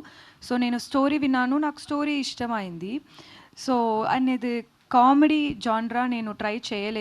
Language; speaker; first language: Telugu; non-native, learner; Tamil